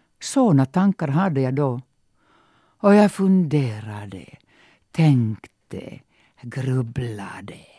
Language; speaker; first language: Swedish; non-native, local second language; Finnish